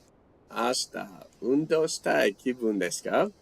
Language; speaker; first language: Japanese; non-native, learner; English